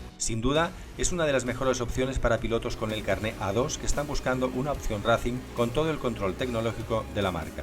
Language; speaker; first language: Spanish; native; Spanish